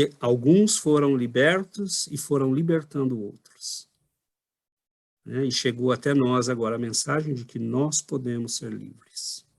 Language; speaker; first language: Portuguese; native; Portuguese